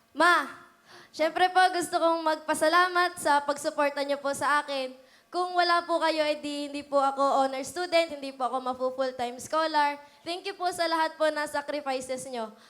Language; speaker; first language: Filipino; native; Filipino